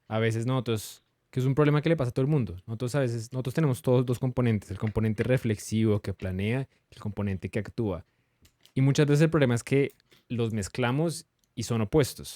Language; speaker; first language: Spanish; native; Spanish